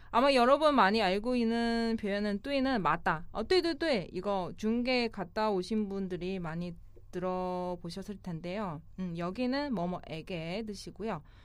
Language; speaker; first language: Korean; non-native, fluent; Chinese